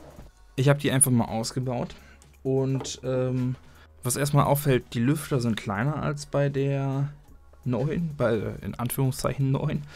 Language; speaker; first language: German; native; German